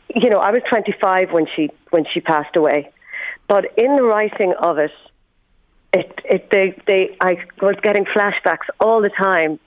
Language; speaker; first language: English; native; English